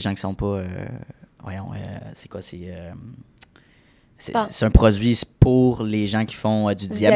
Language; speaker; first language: French; native; French